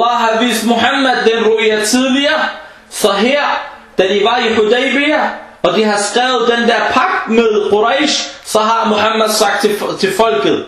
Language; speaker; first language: Danish; non-native, fluent; Arabic